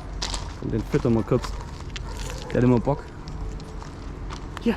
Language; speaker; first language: German; native; German